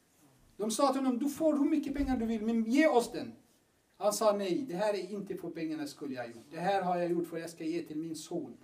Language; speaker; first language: Swedish; non-native, fluent; Arabic